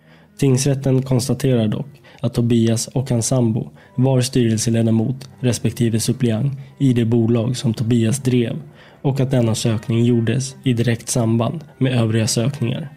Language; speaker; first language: Swedish; native; Swedish